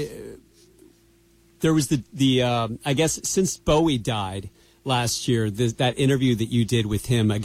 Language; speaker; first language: English; native; English